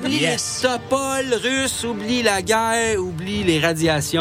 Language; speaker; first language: French; native; French